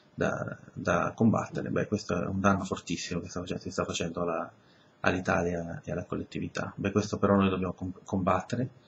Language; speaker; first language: Italian; early bilingual, other home language; Spanish